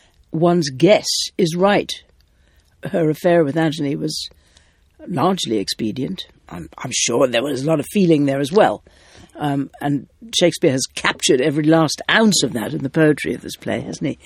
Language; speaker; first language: English; native; English